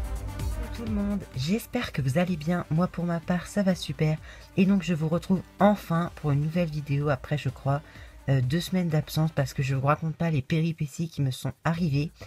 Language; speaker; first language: French; native; French